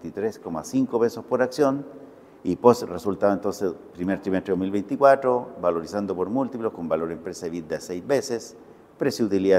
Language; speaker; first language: Spanish; native; Spanish